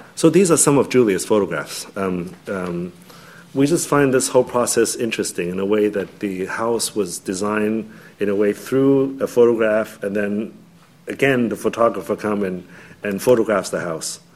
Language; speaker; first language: English; non-native, local second language; Cantonese